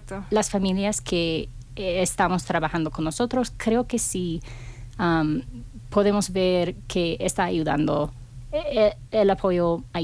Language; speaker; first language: Spanish; non-native, fluent; English